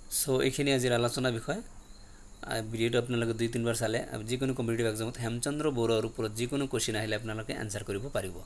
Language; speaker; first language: Assamese; non-native, local second language; Bangla